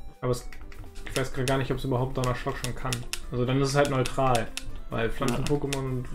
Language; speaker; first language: German; native; German